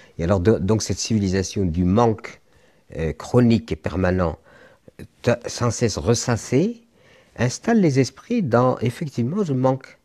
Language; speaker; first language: French; non-native, local second language; Arabic